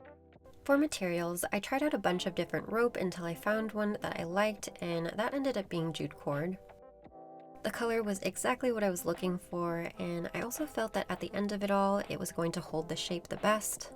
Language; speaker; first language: English; native; English